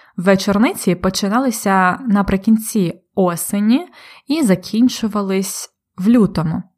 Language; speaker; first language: Ukrainian; native; Ukrainian